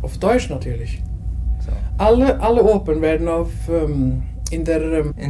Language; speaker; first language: German; non-native, fluent; Norwegian